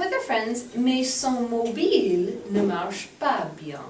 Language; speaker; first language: French; non-native, fluent; English